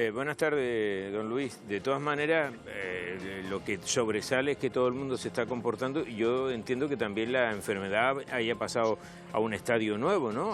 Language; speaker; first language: Spanish; native; Spanish